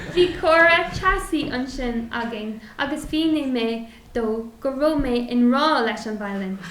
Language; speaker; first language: Irish; non-native, local second language; English